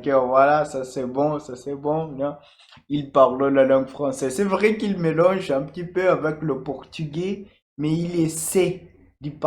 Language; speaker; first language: French; non-native, fluent; Portuguese